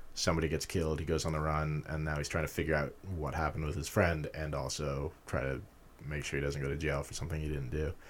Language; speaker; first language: English; native; English